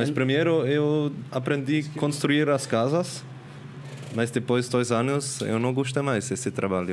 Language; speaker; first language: Portuguese; non-native, learner; Swiss German